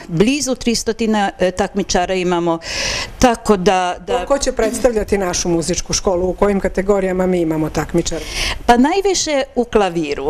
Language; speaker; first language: Bosnian; non-native, local second language; Hungarian